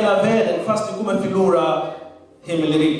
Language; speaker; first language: Swedish; non-native, learner; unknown